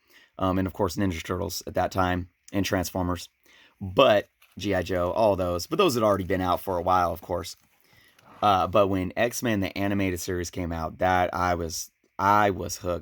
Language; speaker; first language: English; native; English